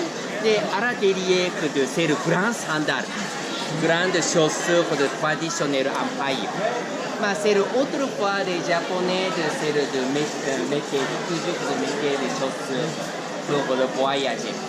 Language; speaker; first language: French; non-native, learner; Japanese